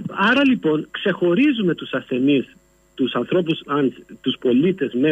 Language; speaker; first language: Greek; native; Greek